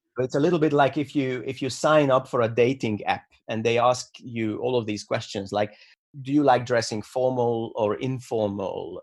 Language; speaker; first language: English; non-native, fluent; Hungarian